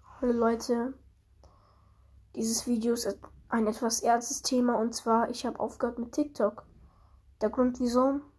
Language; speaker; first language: German; early bilingual, other home language; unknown